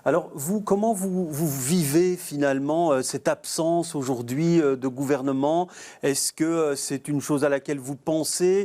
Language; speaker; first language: French; native; French